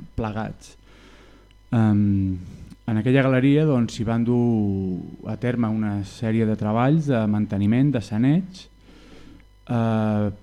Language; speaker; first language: Catalan; native; Catalan